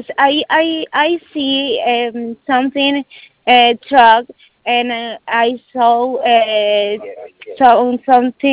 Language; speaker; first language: English; non-native, learner; Spanish